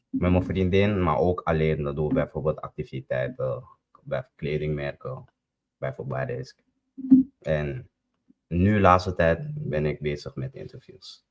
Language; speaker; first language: Dutch; native; Dutch